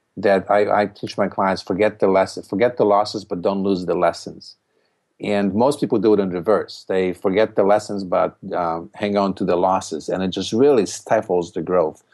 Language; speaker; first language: English; non-native, fluent; Polish